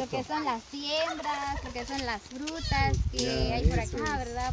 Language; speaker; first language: Spanish; native; Spanish